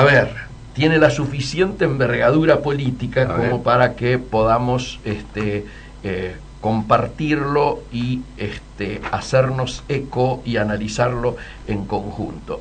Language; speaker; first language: Spanish; native; Spanish